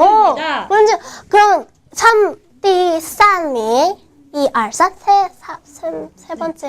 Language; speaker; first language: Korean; non-native, fluent; Chinese